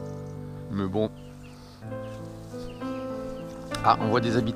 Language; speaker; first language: French; native; French